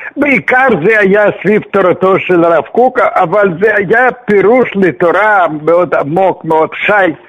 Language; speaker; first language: Hebrew; non-native, fluent; Russian